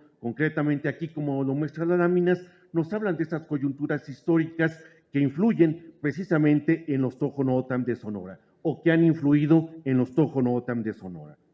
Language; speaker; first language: Spanish; native; Spanish